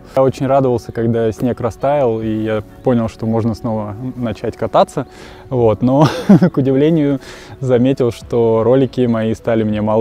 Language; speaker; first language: Russian; native; Russian